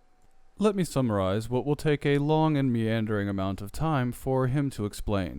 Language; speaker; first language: English; native; English